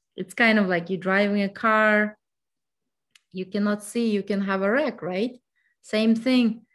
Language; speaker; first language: English; non-native, fluent; Kazakh